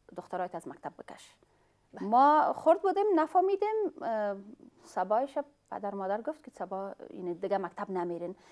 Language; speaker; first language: Persian; non-native, fluent; Pashto